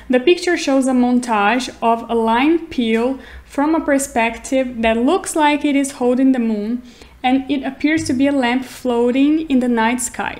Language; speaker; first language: English; non-native, fluent; Portuguese